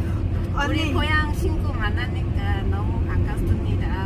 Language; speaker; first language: Korean; non-native, learner; Lao